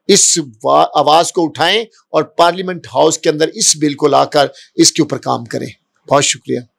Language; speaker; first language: Urdu; non-native, local second language; Punjabi